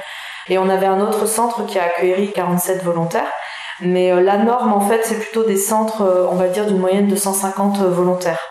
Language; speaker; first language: French; native; French